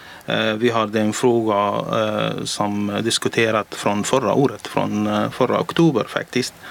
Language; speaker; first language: Swedish; non-native, learner; Arabic